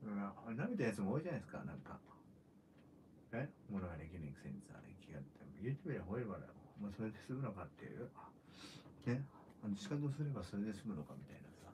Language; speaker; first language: Japanese; native; Japanese